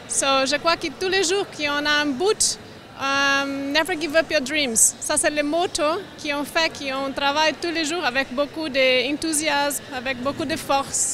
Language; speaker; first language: French; non-native, learner; Portuguese